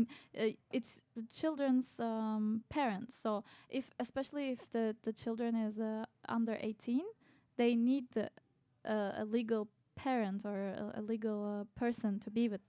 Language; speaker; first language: English; non-native, fluent; Turkish